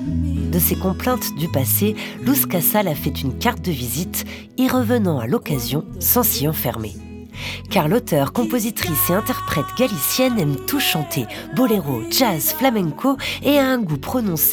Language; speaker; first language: French; native; French